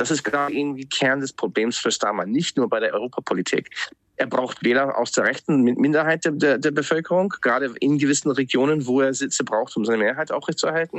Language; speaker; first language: German; non-native, fluent; English